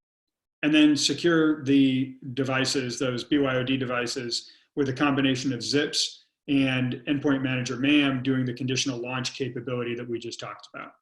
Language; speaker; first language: English; native; English